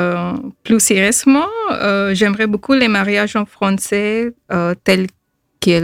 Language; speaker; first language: French; non-native, fluent; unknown